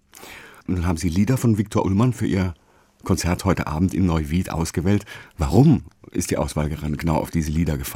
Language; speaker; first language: German; native; German